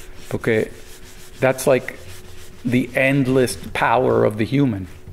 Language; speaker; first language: English; early bilingual, other home language; Spanish